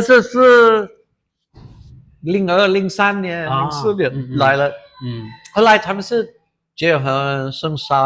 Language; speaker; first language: Chinese; non-native, fluent; English